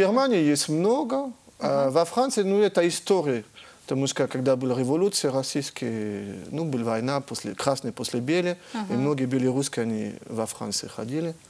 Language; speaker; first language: Russian; early bilingual, heritage; French